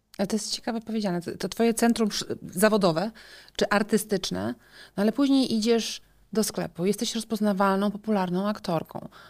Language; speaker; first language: Polish; native; Polish